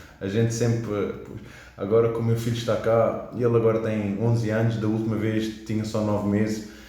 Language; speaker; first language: Portuguese; early bilingual, heritage; English